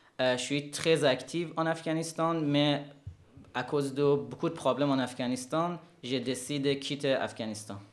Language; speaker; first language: French; non-native, learner; Persian